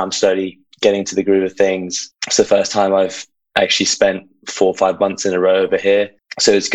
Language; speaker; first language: English; native; English